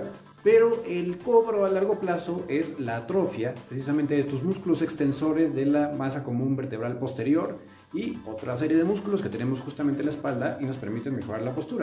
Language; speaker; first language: Spanish; native; Spanish